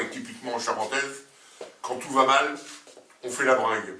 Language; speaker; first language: French; native; French